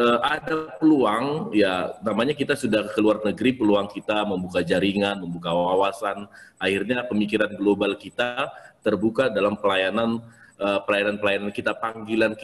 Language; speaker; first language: Indonesian; native; Indonesian